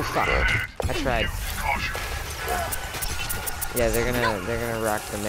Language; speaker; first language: English; native; English